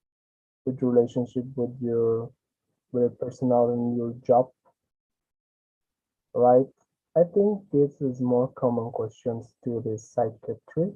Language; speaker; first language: English; non-native, learner; Spanish